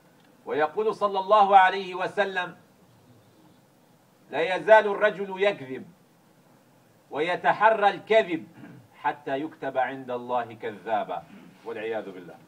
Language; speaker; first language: Arabic; native; Arabic